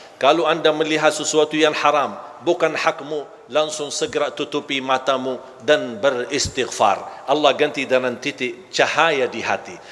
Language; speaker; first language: Malay; non-native, fluent; Arabic